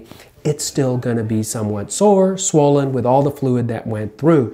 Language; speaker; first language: English; native; English